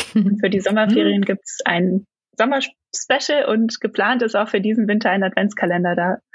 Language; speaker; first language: German; native; German